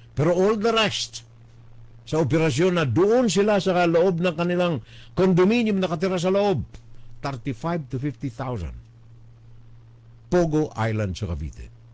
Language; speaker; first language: Filipino; native; Filipino